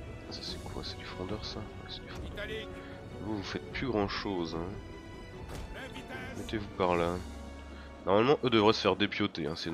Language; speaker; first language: French; native; French